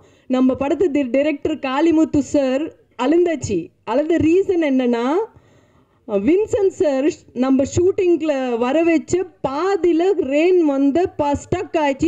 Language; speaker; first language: Tamil; non-native, fluent; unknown